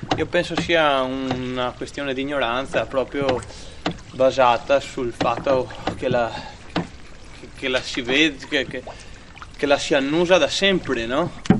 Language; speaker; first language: Italian; native; Italian